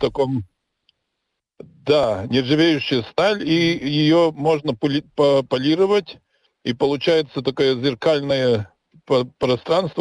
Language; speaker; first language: Russian; non-native, local second language; Latvian